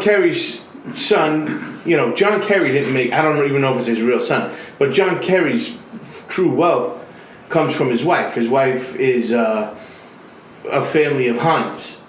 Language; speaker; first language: English; native; English